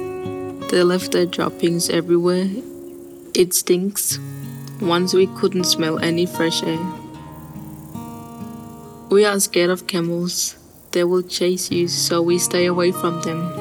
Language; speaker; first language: English; non-native, local second language; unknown